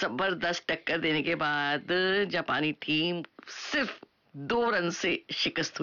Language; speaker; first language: Hindi; native; Hindi